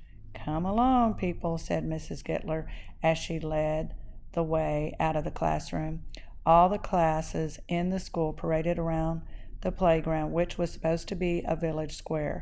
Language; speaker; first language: English; native; English